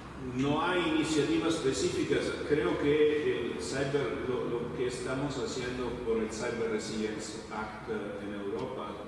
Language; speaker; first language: Spanish; non-native, fluent; Italian